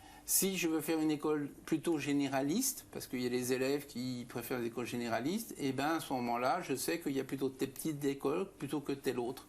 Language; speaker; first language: French; native; French